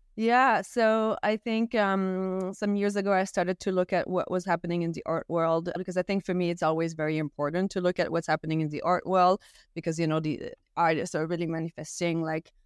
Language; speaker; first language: English; non-native, fluent; French